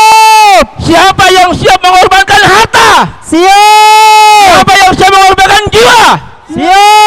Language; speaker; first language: Indonesian; native; Indonesian